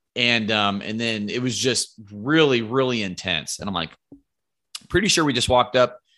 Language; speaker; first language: English; native; English